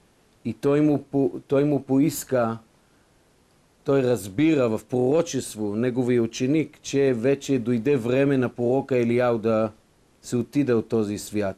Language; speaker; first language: Bulgarian; non-native, fluent; Hebrew